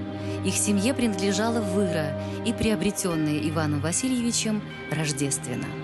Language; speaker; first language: Russian; native; Russian